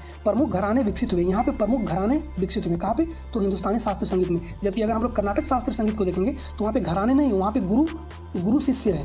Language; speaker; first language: Hindi; native; Hindi